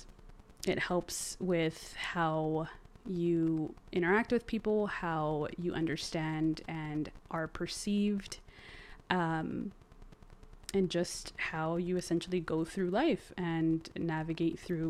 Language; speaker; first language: English; early bilingual, other home language; Spanish